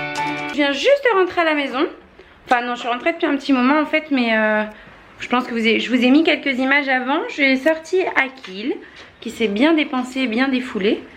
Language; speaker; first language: French; native; French